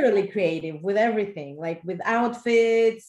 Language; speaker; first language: English; non-native, fluent; Greek